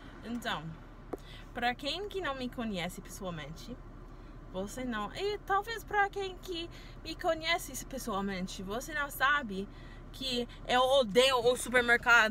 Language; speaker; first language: Portuguese; non-native, learner; English